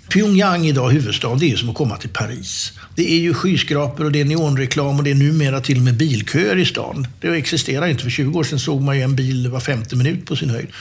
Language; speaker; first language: Swedish; native; Swedish